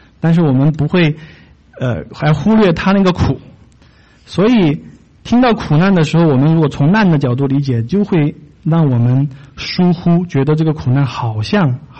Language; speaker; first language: Chinese; native; Chinese